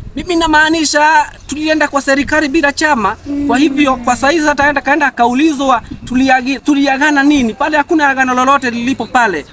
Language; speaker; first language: Swahili; non-native, local second language; Kikuyu